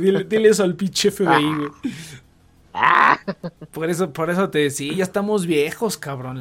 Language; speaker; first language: Spanish; native; Spanish